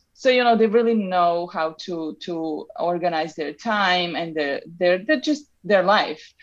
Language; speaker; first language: English; non-native, fluent; Serbian